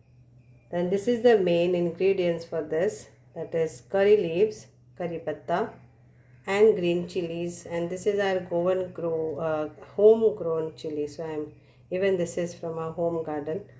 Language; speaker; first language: English; non-native, local second language; Konkani